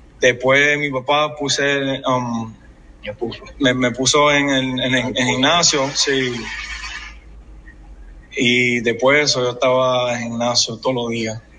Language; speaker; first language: Spanish; early bilingual, heritage; English